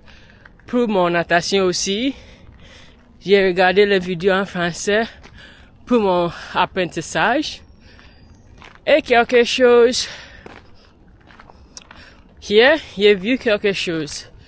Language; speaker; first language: French; non-native, learner; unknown